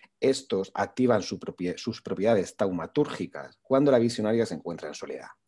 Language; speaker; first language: Spanish; native; Spanish